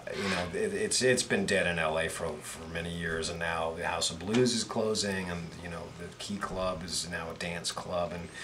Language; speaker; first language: English; native; English